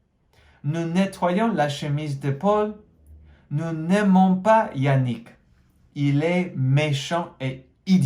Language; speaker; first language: French; non-native, fluent; English